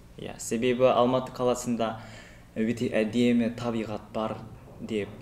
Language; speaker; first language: Kazakh; non-native, learner; Korean